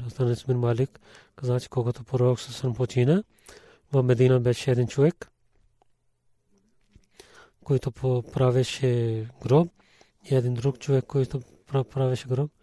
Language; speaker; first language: Bulgarian; non-native, learner; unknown